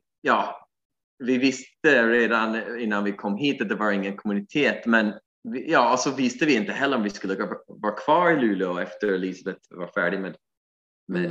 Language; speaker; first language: Swedish; non-native, fluent; English